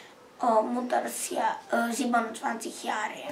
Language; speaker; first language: German; non-native, learner; Romanian